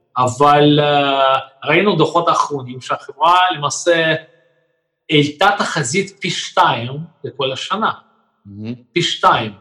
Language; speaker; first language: Hebrew; non-native, fluent; Russian